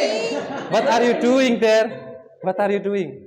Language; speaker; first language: English; non-native, learner; Indonesian